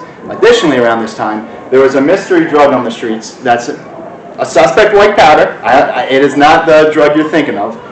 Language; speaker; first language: English; native; English